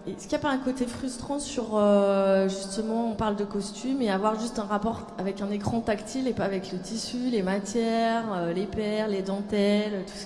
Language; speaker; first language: French; native; French